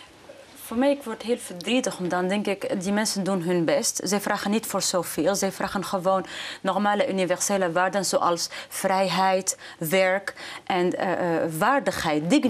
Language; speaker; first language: Dutch; non-native, fluent; Arabic